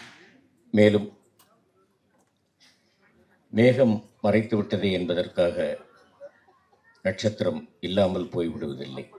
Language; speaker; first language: Tamil; native; Tamil